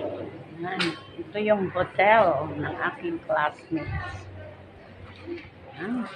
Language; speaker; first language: Filipino; non-native, local second language; Cebuano